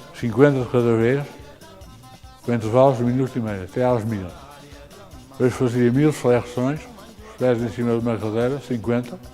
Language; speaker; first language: Portuguese; native; Portuguese